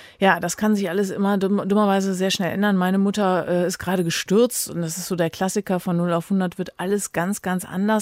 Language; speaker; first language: German; native; German